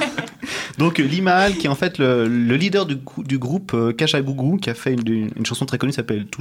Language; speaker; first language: French; native; French